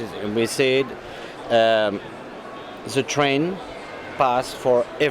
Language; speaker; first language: English; non-native, fluent; French